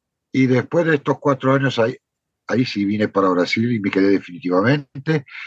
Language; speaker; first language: Spanish; non-native, fluent; Romanian